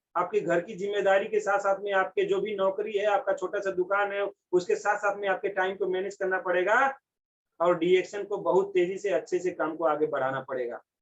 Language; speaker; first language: Hindi; native; Hindi